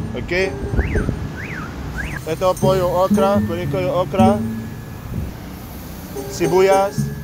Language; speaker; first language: Filipino; non-native, learner; Arabic